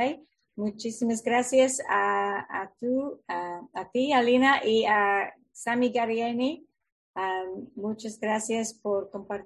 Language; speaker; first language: Spanish; non-native, fluent; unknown